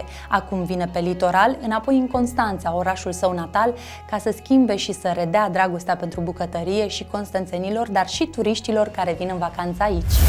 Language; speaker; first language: Romanian; native; Romanian